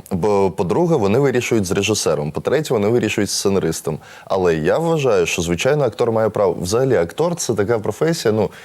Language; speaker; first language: Ukrainian; non-native, local second language; Russian